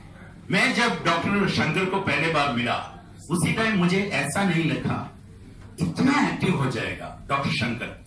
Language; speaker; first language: Hindi; non-native, fluent; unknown